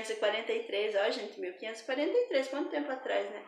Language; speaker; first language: Portuguese; native; Portuguese